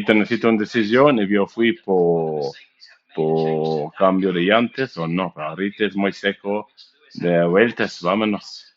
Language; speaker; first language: Spanish; non-native, learner; English